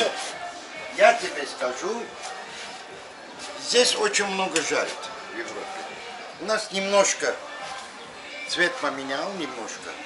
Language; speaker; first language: Russian; non-native, local second language; Azerbaijani